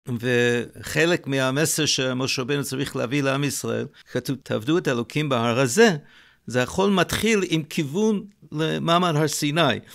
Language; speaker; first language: Hebrew; native; Hebrew